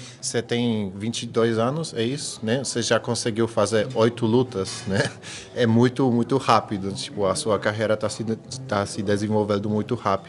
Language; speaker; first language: Portuguese; non-native, fluent; Polish